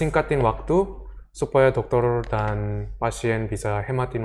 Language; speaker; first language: Indonesian; early bilingual, other home language; Korean